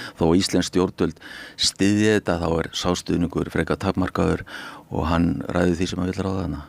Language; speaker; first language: Icelandic; native; Icelandic